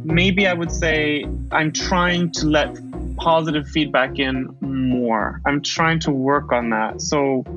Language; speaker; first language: English; early bilingual, other home language; Spanish